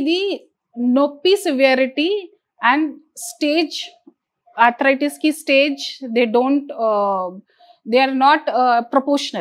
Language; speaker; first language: Telugu; non-native, fluent; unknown